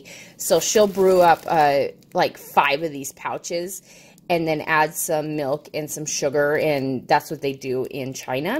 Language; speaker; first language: English; native; English